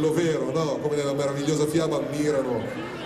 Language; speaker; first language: Italian; native; Italian